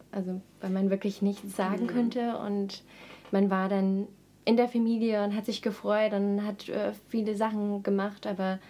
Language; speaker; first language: German; non-native, fluent; English